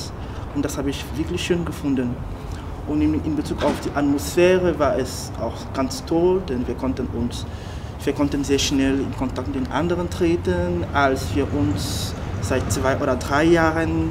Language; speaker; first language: German; non-native, fluent; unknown